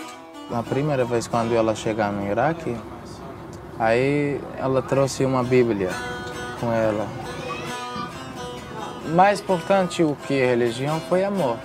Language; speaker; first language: Portuguese; non-native, fluent; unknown